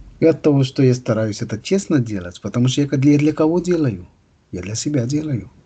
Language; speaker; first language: Russian; non-native, fluent; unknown